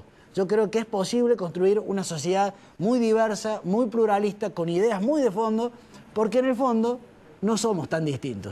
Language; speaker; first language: Spanish; native; Spanish